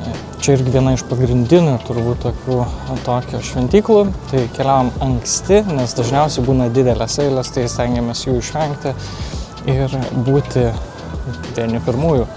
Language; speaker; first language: Lithuanian; native; Lithuanian